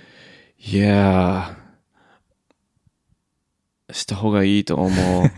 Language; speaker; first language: Japanese; non-native, learner; English